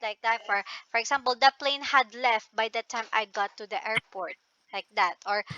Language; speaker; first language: English; non-native, local second language; Filipino